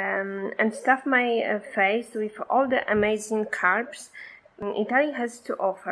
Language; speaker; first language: English; non-native, fluent; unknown